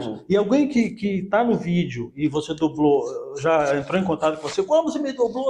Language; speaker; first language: Portuguese; native; Portuguese